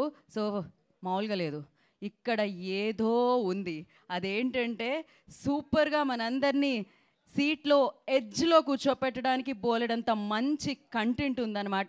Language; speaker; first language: Telugu; native; Telugu